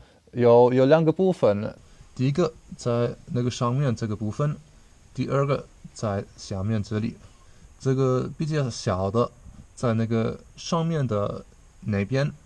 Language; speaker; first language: Chinese; non-native, learner; German